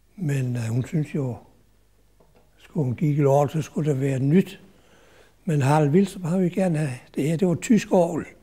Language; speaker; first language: Danish; native; Danish